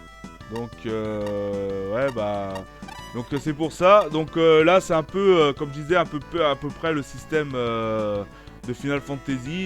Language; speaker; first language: French; native; French